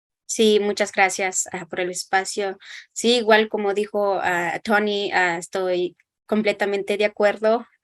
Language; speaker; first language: Spanish; non-native, local second language; Kʼicheʼ